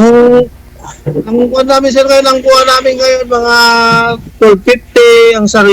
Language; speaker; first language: Filipino; non-native, local second language; Iloko